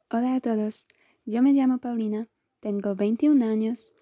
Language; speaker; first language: Spanish; non-native, fluent; Polish